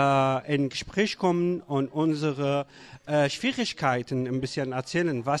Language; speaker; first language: German; non-native, learner; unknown